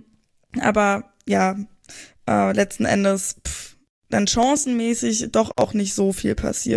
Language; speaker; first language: German; native; German